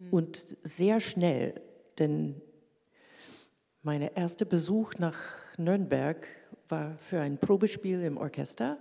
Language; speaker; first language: German; early bilingual, heritage; German